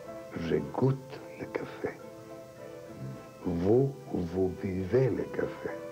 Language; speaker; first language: French; non-native, fluent; Greek